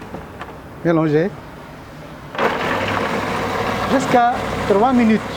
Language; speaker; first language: French; non-native, learner; Arabic